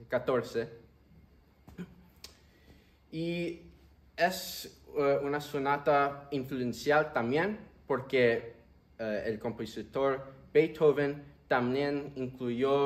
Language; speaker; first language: Spanish; early bilingual, heritage; Spanish